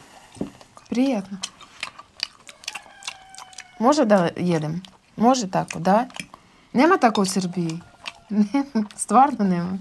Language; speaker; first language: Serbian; non-native, learner; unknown